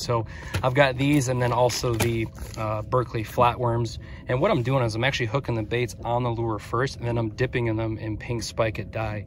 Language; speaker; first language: English; native; English